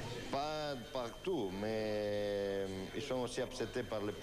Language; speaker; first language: French; non-native, fluent; Italian